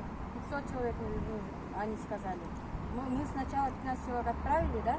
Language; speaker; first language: Russian; non-native, learner; Kyrgyz